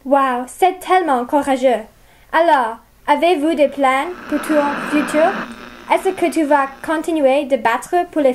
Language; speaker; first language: French; non-native, learner; English